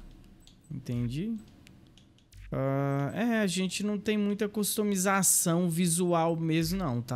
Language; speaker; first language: Portuguese; native; Portuguese